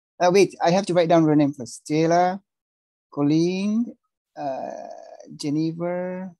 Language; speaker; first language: English; non-native, learner; Indonesian